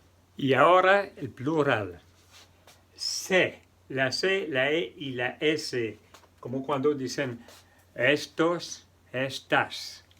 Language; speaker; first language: Spanish; non-native, fluent; French